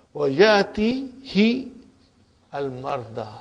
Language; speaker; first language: Arabic; non-native, fluent; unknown